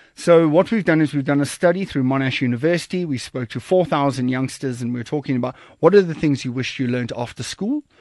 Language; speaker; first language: English; native; English